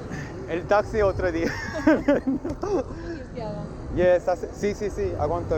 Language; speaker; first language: Spanish; non-native, learner; English